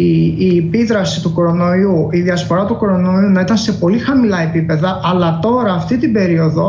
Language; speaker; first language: Greek; native; Greek